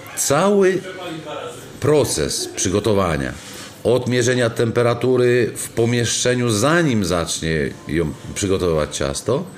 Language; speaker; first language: Polish; non-native, fluent; Italian